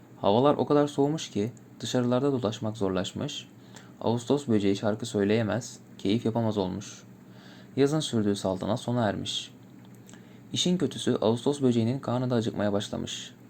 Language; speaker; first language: Turkish; native; Turkish